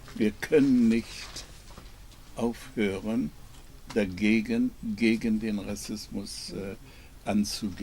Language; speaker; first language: German; non-native, fluent; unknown